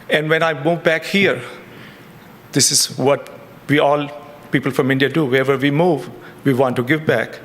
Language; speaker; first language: English; non-native, fluent; German